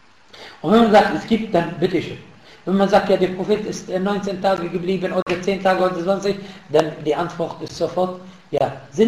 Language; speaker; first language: German; non-native, fluent; Arabic